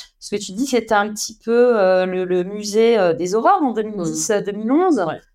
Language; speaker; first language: French; native; French